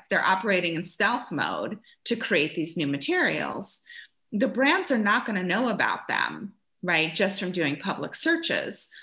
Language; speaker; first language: English; early bilingual, other home language; German